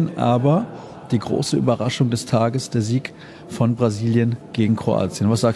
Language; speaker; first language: German; native; German